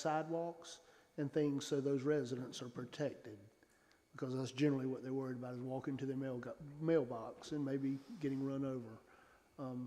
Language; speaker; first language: English; native; English